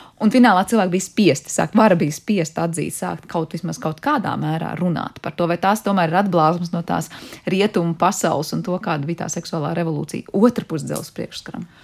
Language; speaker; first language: Latvian; native; Latvian